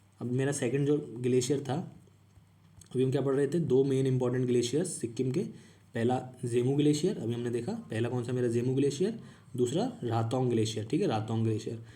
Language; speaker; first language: Hindi; native; Hindi